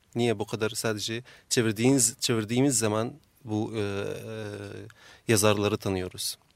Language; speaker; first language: Turkish; non-native, fluent; Arabic